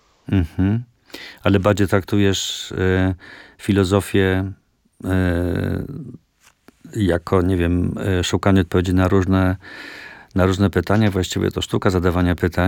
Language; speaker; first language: Polish; native; Polish